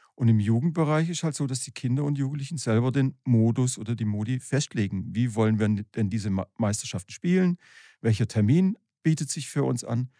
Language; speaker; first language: German; native; German